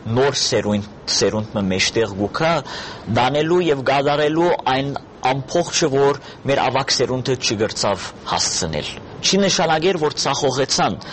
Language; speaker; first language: Armenian; early bilingual, heritage; Armenian